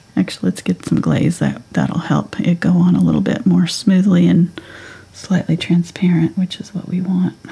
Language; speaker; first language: English; native; English